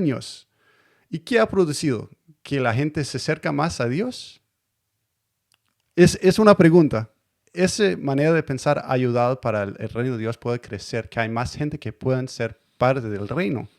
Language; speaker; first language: Spanish; non-native, learner; Danish